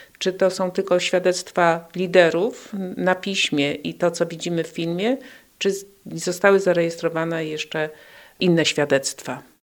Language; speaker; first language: Polish; native; Polish